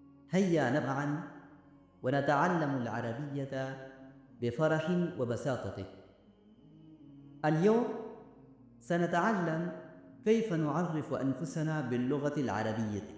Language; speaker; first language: Arabic; non-native, fluent; Urdu